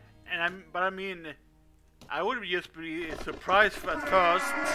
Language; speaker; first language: English; non-native, fluent; Swedish